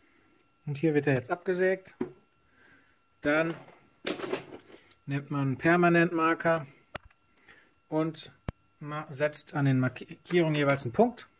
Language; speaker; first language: German; native; German